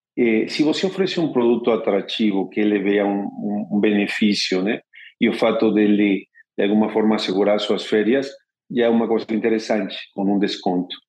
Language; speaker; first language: Portuguese; non-native, fluent; Spanish